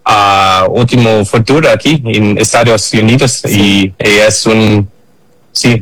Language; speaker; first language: Spanish; early bilingual, heritage; English